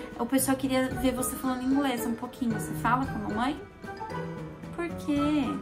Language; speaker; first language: Portuguese; native; Portuguese